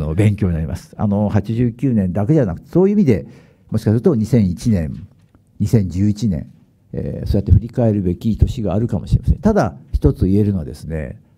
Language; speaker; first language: Japanese; native; Japanese